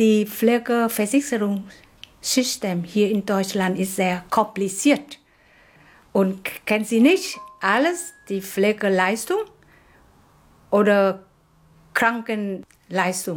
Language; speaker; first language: German; non-native, learner; Vietnamese